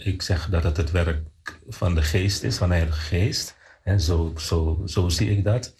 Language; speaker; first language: Dutch; non-native, fluent; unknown